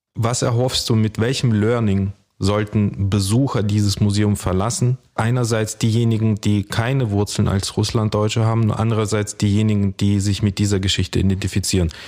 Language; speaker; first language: German; early bilingual, other home language; Russian